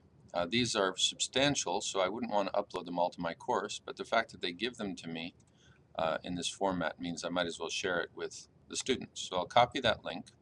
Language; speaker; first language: English; native; English